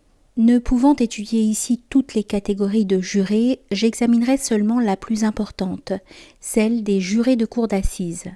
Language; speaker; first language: French; native; French